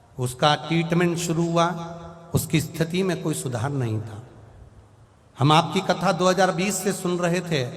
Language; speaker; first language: Hindi; native; Hindi